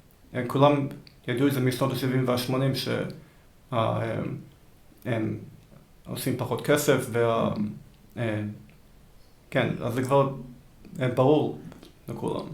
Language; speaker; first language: Hebrew; early bilingual, heritage; Hebrew